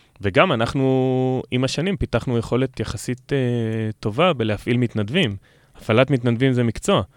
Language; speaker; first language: Hebrew; native; Hebrew